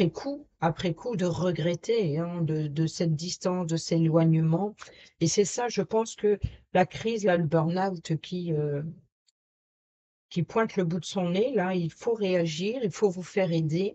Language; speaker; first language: French; native; French